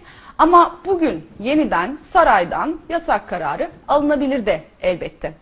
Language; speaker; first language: Turkish; native; Turkish